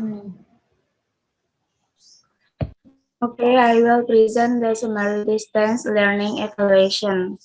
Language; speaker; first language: English; non-native, learner; Indonesian